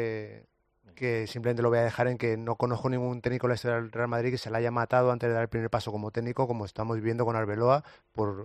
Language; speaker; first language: Spanish; native; Spanish